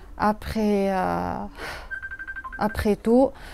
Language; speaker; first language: French; non-native, learner; Arabic